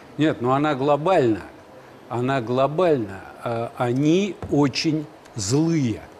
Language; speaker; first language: Russian; native; Russian